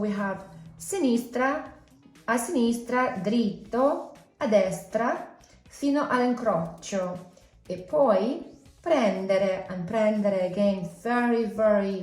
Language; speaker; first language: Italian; non-native, fluent; English